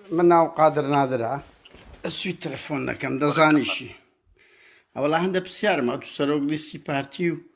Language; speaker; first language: Central Kurdish; native; Central Kurdish